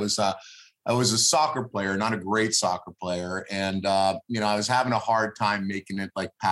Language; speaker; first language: English; early bilingual, other home language; Hebrew